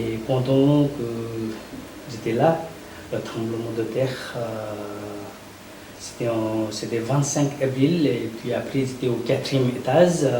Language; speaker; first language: French; non-native, learner; Nepali